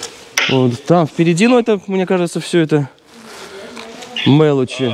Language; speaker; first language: Russian; native; Russian